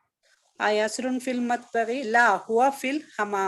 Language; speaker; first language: Arabic; non-native, learner; Urdu